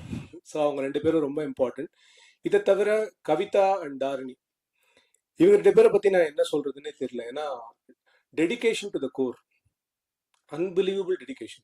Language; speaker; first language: Tamil; native; Tamil